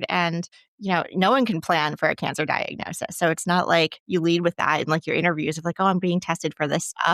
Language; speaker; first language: English; native; English